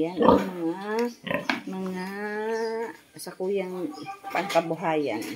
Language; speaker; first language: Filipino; non-native, local second language; Bikol